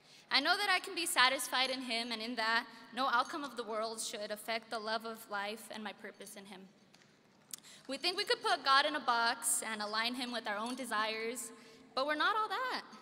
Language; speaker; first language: English; early bilingual, other home language; Spanish